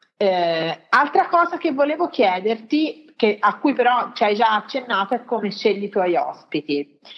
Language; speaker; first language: Italian; native; Italian